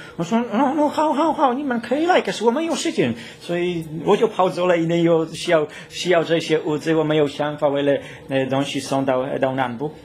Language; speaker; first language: Chinese; non-native, fluent; Polish